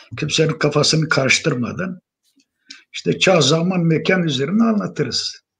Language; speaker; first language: Turkish; non-native, local second language; Zaza